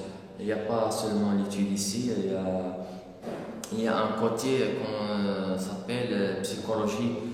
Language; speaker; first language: French; non-native, local second language; Arabic